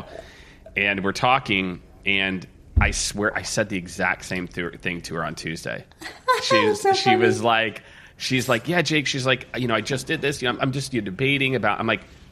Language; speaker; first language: English; native; English